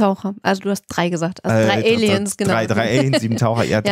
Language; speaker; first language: German; native; German